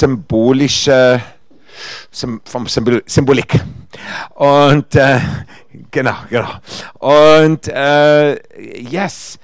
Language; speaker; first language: German; non-native, fluent; Afrikaans